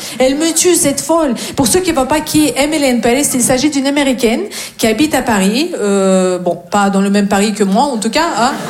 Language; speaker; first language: French; non-native, fluent; Russian